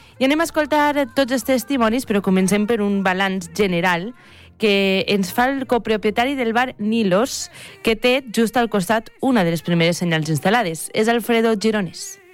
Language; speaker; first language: Catalan; native; Catalan